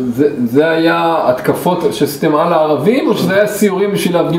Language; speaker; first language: Hebrew; native; Hebrew